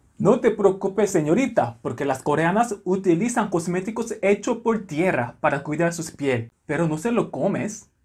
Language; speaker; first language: Spanish; non-native, learner; Korean